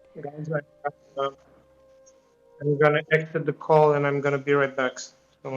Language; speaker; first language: English; non-native, fluent; Romanian